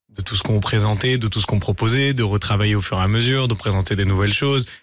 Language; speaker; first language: French; native; French